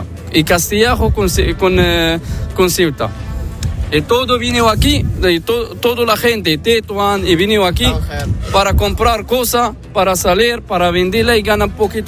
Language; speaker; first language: Spanish; non-native, learner; Arabic